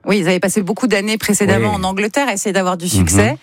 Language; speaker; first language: French; native; French